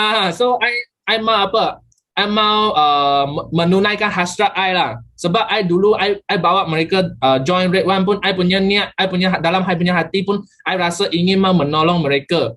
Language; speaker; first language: Malay; native; Malay